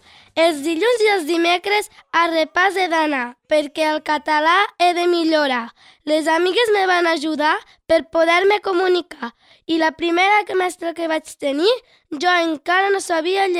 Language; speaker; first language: Catalan; early bilingual, other home language; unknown